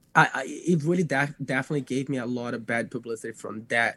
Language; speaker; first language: English; non-native, fluent; Portuguese